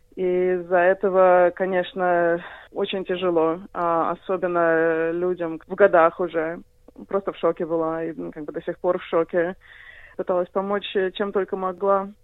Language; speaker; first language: Russian; early bilingual, heritage; Russian